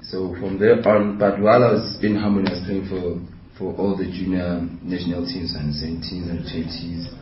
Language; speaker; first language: English; non-native, local second language; Southern Sotho